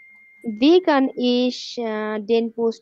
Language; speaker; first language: German; non-native, learner; Bangla